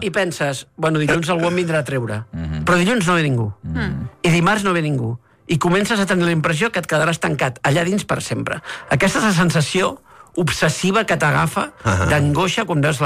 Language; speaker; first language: Catalan; native; Catalan